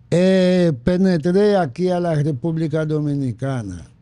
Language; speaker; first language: Spanish; early bilingual, other home language; Haitian Creole